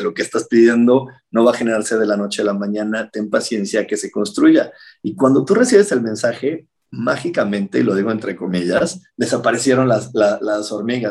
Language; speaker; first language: Spanish; native; Spanish